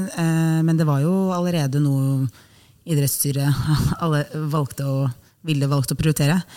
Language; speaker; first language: Norwegian; native; Norwegian